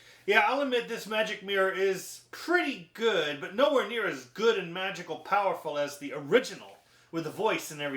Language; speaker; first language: English; native; English